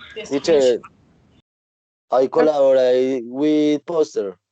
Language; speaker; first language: English; non-native, learner; Spanish